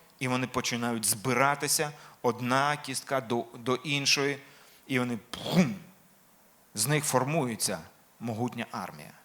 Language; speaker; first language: Ukrainian; non-native, local second language; Russian